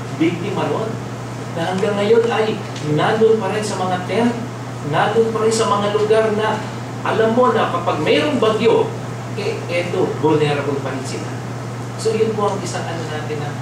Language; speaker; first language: Filipino; native; Filipino